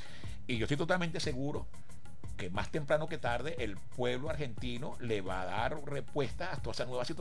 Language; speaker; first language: Spanish; native; Spanish